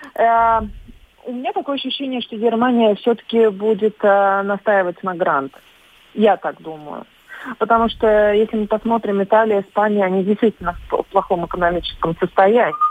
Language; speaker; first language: Russian; non-native, local second language; Latvian